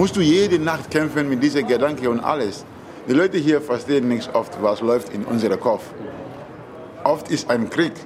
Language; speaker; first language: German; non-native, learner; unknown